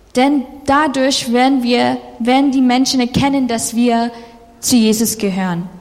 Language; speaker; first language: German; non-native, fluent; English